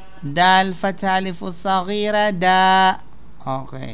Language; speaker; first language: Arabic; non-native, fluent; Filipino